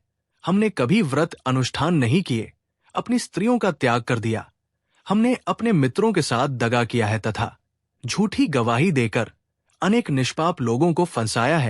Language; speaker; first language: Hindi; native; Hindi